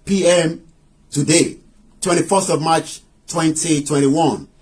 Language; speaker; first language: English; non-native, local second language; Yoruba